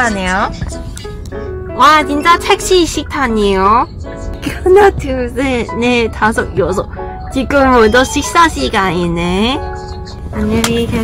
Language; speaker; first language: Korean; non-native, learner; Cantonese